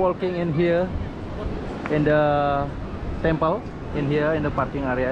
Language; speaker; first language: English; non-native, learner; Indonesian